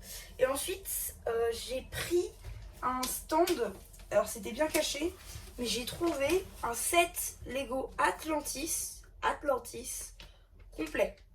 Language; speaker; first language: French; native; French